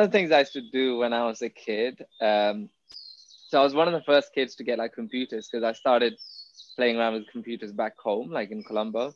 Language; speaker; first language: English; non-native, local second language; Tamil